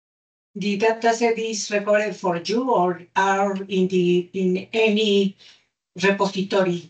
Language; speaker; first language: English; non-native, learner; Spanish